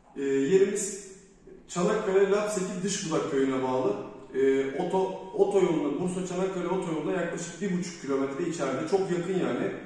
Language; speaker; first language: Turkish; native; Turkish